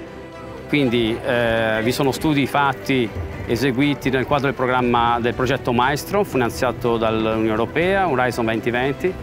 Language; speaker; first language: Italian; native; Italian